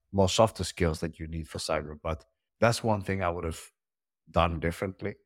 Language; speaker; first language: English; early bilingual, heritage; Dutch